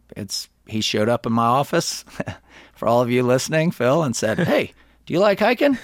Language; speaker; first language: English; native; English